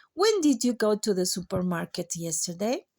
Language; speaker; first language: English; non-native, fluent; Spanish